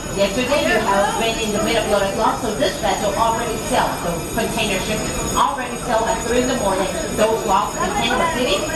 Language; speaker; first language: English; non-native, fluent; Spanish